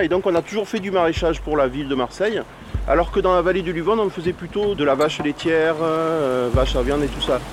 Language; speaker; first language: French; native; French